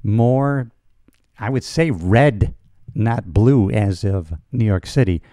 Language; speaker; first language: English; native; English